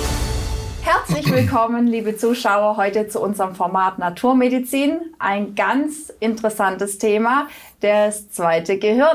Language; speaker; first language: German; native; German